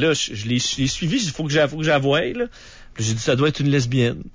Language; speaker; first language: French; native; French